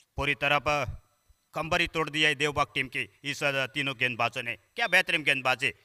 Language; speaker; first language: Hindi; non-native, local second language; Marathi